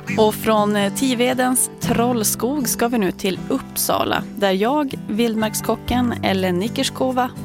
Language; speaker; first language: Swedish; native; Swedish